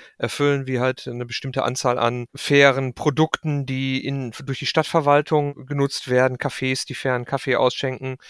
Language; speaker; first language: German; native; German